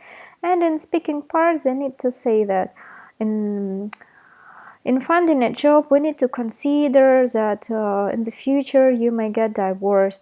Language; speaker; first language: English; non-native, fluent; Russian